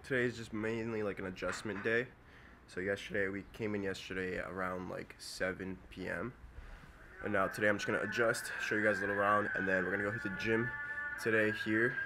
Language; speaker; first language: English; early bilingual, other home language; Turkish